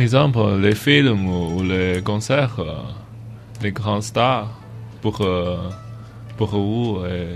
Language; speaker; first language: French; non-native, learner; Chinese